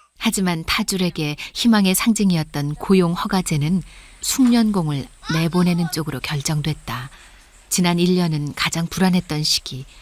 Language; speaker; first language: Korean; native; Korean